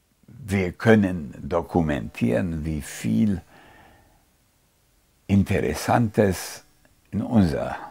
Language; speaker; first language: German; non-native, fluent; Hungarian